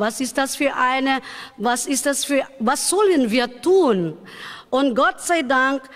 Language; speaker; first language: German; non-native, learner; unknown